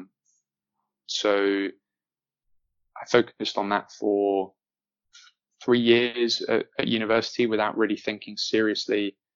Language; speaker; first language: English; native; English